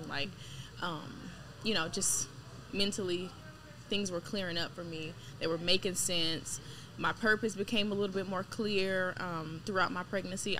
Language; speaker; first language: English; native; English